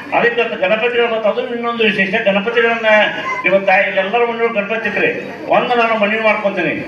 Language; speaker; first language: Kannada; native; Kannada